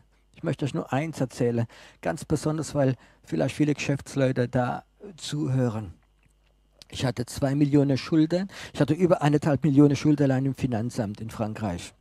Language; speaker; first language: German; non-native, fluent; French